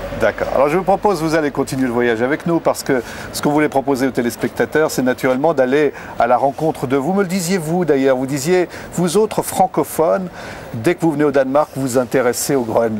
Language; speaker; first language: French; native; French